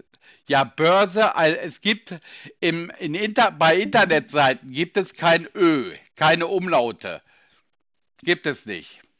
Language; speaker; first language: German; native; German